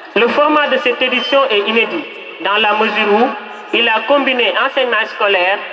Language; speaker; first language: French; non-native, local second language; Wolof